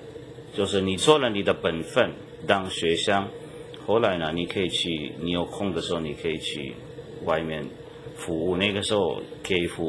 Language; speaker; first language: Chinese; non-native, fluent; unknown